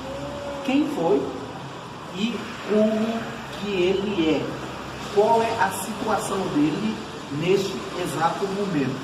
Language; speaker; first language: Portuguese; non-native, fluent; Haitian Creole